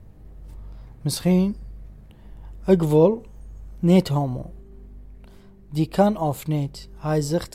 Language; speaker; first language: Dutch; non-native, learner; Arabic